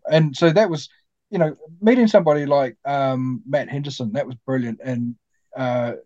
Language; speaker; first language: English; native; English